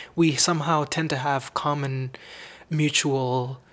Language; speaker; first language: English; non-native, local second language; Tamil